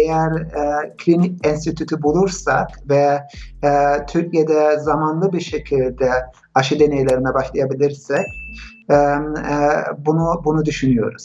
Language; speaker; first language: Turkish; early bilingual, heritage; Turkish